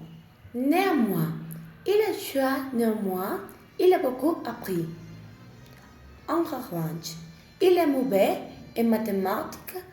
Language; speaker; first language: French; non-native, learner; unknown